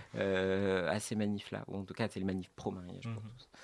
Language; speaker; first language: French; non-native, local second language; Arabic